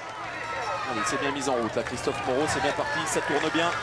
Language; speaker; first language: French; native; French